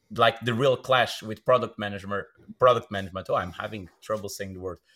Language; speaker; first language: English; non-native, fluent; Portuguese